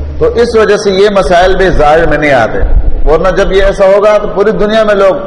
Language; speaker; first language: Urdu; non-native, local second language; Pashto